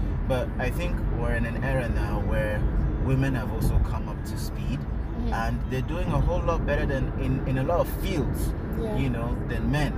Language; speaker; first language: English; non-native, local second language; Hausa